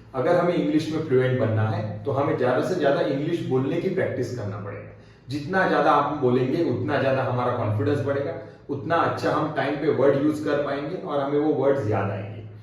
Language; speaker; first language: Hindi; non-native, local second language; Marathi